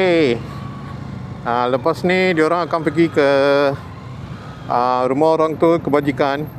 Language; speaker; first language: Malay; non-native, local second language; Tamil